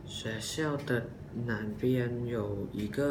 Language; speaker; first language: Chinese; non-native, learner; Thai